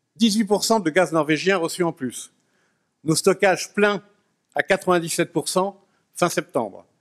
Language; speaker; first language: French; native; French